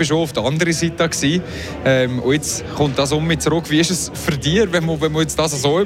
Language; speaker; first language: German; native; German